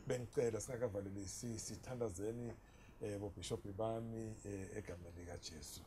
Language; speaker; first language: Zulu; non-native, local second language; Swati